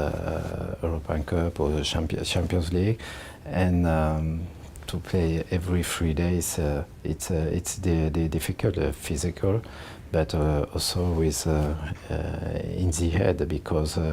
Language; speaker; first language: English; non-native, learner; French